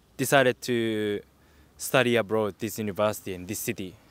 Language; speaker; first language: English; native; English